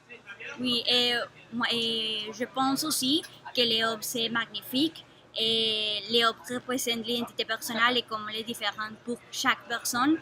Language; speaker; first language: French; non-native, learner; Spanish